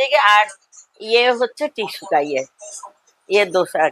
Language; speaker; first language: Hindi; non-native, local second language; Bangla